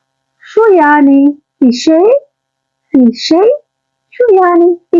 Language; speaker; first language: Arabic; non-native, learner; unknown